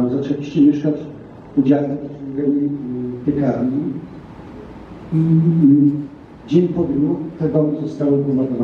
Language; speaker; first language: Polish; native; Polish